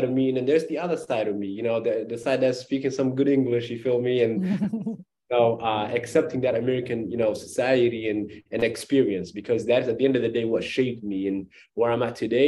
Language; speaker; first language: English; non-native, fluent; Somali